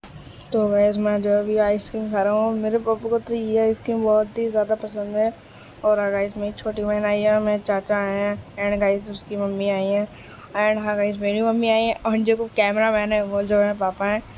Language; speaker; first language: Hindi; native; Hindi